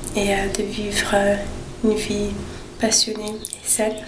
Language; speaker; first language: French; early bilingual, heritage; French